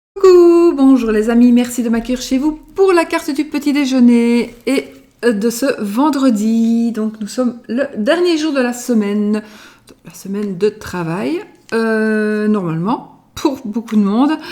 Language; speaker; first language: French; native; French